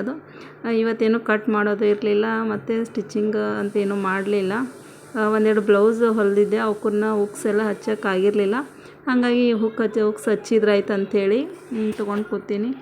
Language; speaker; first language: Kannada; native; Kannada